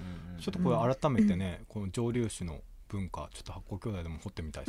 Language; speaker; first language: Japanese; native; Japanese